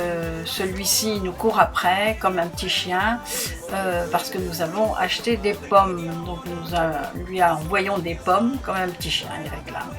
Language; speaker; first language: French; native; French